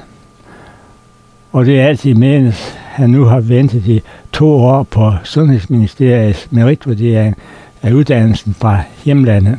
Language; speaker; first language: Danish; native; Danish